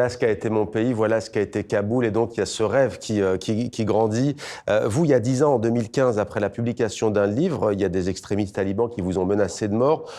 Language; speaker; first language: French; native; French